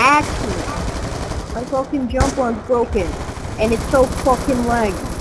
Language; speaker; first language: English; native; English